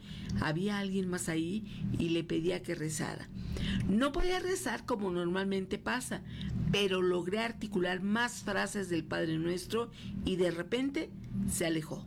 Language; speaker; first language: Spanish; native; Spanish